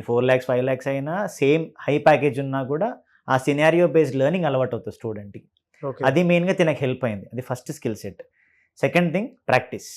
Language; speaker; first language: Telugu; native; Telugu